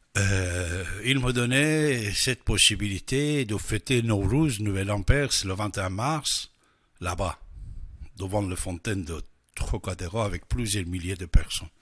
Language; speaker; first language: French; non-native, fluent; Persian